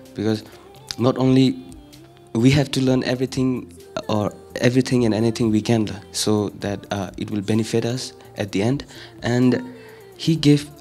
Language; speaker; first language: English; non-native, fluent; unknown